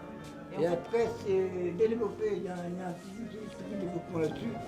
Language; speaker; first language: French; native; French